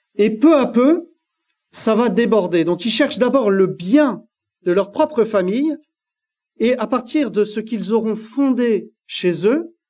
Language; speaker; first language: French; native; French